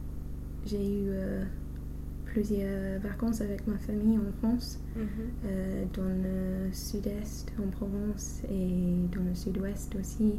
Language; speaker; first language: French; non-native, fluent; English